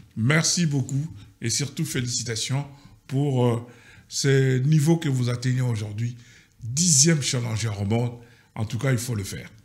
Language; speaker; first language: French; non-native, local second language; Lingala